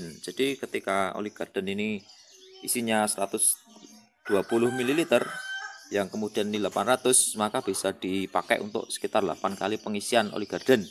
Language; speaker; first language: Indonesian; native; Indonesian